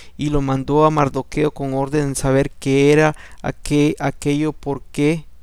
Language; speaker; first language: Spanish; early bilingual, heritage; Spanish